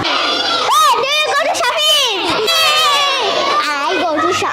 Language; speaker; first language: English; non-native, learner; Bangla